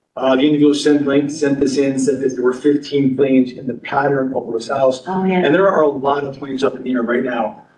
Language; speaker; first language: English; native; English